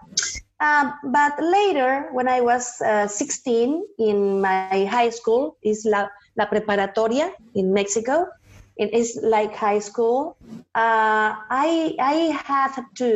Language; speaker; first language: English; non-native, learner; Spanish